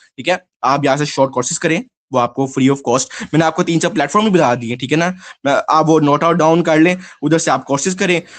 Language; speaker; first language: Urdu; non-native, local second language; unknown